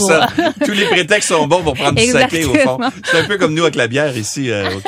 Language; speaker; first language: French; native; French